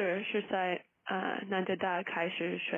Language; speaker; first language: Chinese; non-native, learner; English